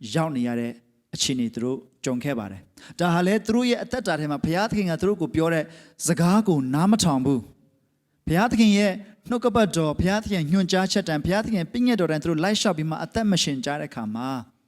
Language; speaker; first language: Burmese; non-native, local second language; Hakha Chin